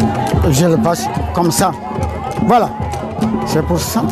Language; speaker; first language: French; non-native, local second language; Fang